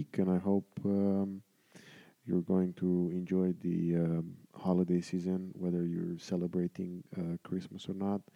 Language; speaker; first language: English; non-native, fluent; Romanian